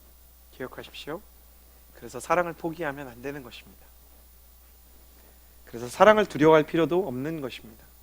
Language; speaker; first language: Korean; native; Korean